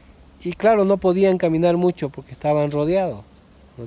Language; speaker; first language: Spanish; native; Spanish